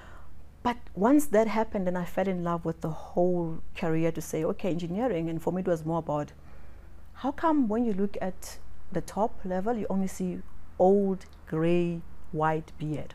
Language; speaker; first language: English; non-native, local second language; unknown